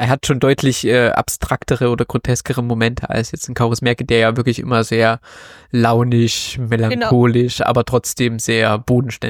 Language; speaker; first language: German; native; German